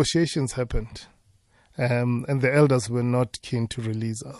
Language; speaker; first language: English; non-native, local second language; Zulu